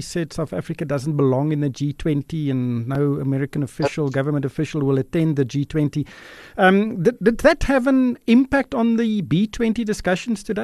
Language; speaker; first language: English; non-native, local second language; Afrikaans